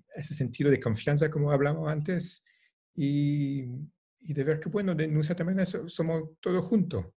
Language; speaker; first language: Spanish; non-native, fluent; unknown